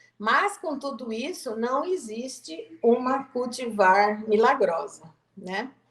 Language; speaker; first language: Portuguese; native; Portuguese